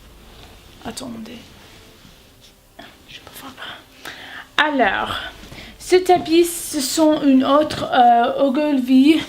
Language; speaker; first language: French; non-native, learner; English